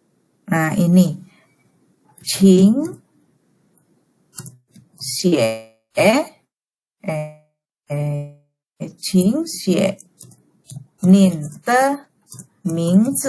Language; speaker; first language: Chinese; non-native, fluent; Indonesian